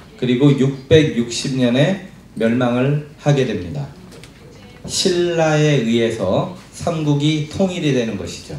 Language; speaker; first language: Korean; native; Korean